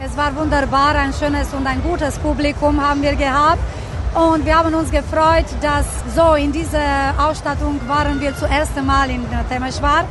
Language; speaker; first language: German; non-native, local second language; Romanian